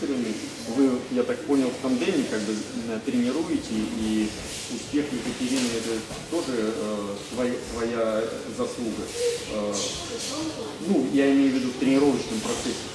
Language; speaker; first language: Russian; native; Russian